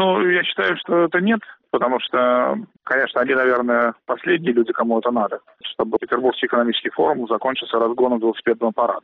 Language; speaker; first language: Russian; native; Russian